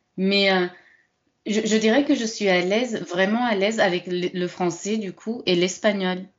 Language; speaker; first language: French; early bilingual, other home language; Spanish